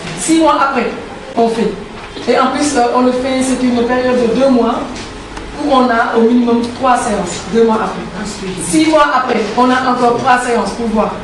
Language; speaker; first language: French; non-native, local second language; Wolof